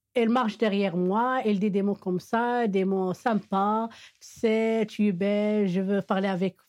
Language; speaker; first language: French; non-native, local second language; Arabic